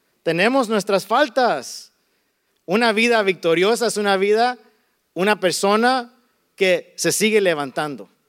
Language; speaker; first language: Spanish; early bilingual, heritage; Spanish